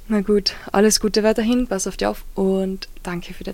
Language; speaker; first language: German; native; German